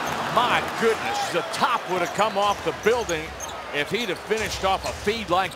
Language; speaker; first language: English; native; English